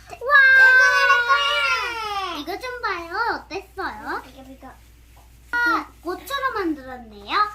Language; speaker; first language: Korean; early bilingual, other home language; Telugu